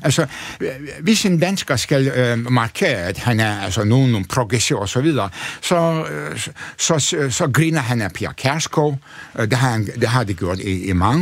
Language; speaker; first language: Danish; non-native, fluent; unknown